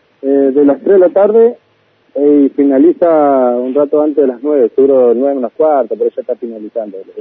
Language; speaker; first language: Spanish; native; Spanish